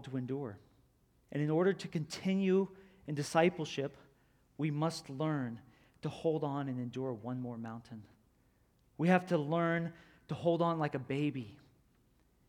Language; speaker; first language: English; native; English